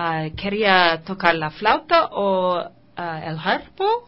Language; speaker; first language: Spanish; non-native, learner; English